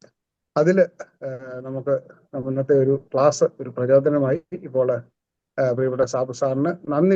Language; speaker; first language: Malayalam; native; Malayalam